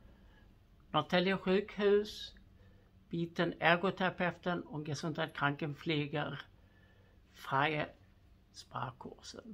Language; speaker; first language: German; non-native, fluent; Swedish